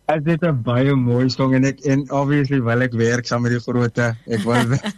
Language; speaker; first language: Afrikaans; native; Afrikaans